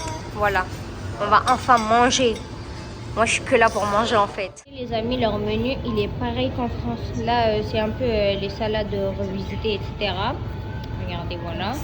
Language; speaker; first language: French; native; French